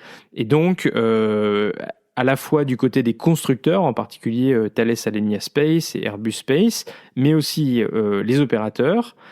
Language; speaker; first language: French; native; French